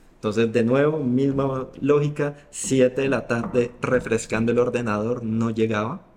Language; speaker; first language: Spanish; native; Spanish